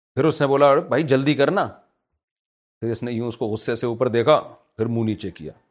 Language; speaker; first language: Urdu; native; Urdu